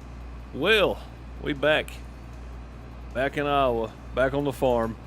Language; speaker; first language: English; native; English